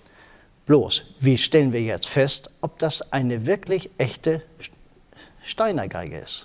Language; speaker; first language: German; native; German